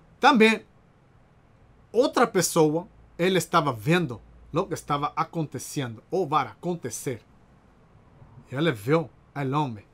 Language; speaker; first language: Portuguese; non-native, learner; Spanish